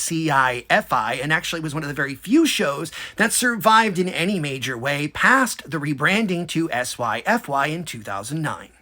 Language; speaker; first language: English; native; English